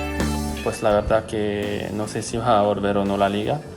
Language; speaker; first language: Spanish; non-native, fluent; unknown